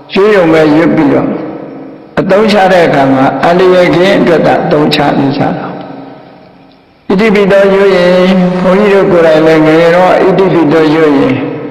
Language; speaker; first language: Burmese; native; Burmese